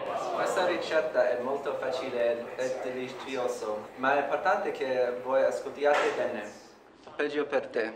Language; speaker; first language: Italian; non-native, learner; English